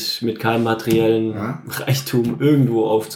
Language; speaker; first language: German; native; German